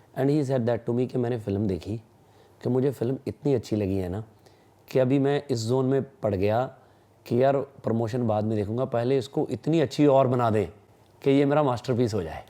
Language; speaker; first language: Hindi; non-native, local second language; Punjabi